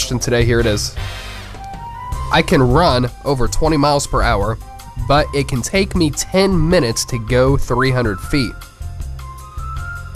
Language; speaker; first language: English; native; English